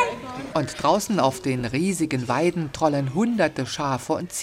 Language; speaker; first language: German; native; German